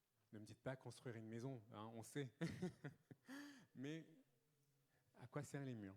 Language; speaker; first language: French; native; French